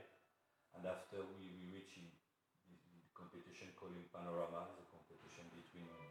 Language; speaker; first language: English; non-native, fluent; Arabic